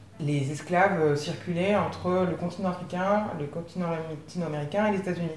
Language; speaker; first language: French; native; French